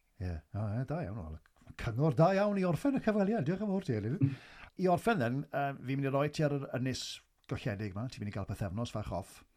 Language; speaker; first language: Welsh; native; Welsh